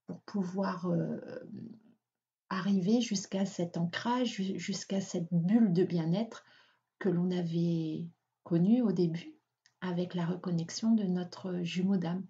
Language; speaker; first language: French; native; French